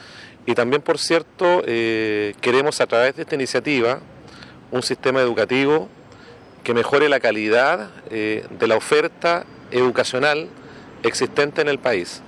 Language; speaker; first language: Spanish; native; Spanish